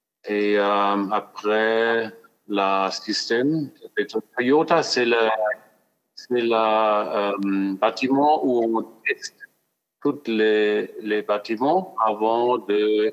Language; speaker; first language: French; non-native, fluent; German